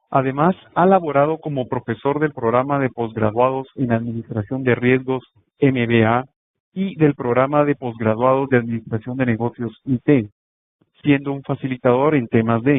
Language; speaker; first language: Spanish; native; Spanish